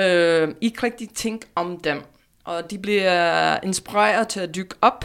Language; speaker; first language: Danish; non-native, fluent; English